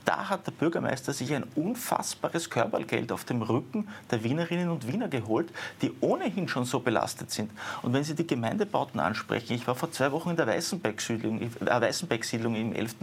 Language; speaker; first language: German; native; German